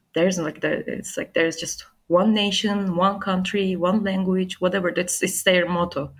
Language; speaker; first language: English; non-native, fluent; Turkish